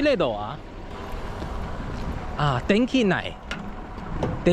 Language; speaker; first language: Japanese; non-native, learner; Chinese